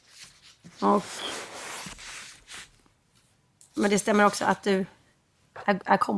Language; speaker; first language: Swedish; native; Swedish